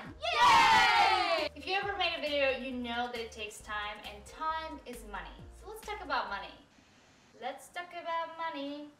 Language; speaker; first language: English; non-native, fluent; Russian